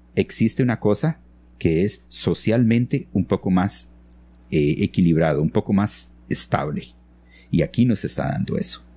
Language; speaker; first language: Spanish; native; Spanish